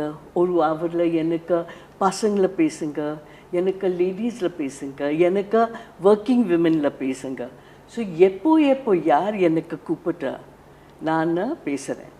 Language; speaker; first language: Tamil; non-native, learner; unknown